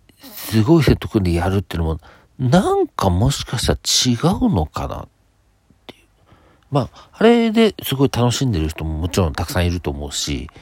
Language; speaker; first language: Japanese; native; Japanese